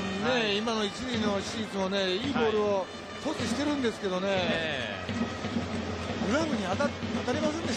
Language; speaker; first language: Japanese; native; Japanese